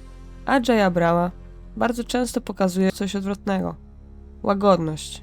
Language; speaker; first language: Polish; native; Polish